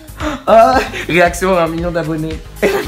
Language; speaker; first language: French; native; French